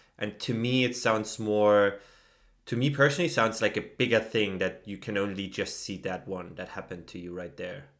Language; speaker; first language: English; non-native, fluent; German